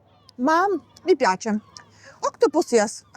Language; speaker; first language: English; non-native, learner; Russian